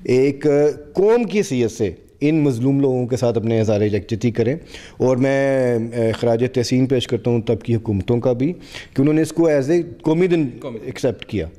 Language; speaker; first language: Urdu; non-native, local second language; Punjabi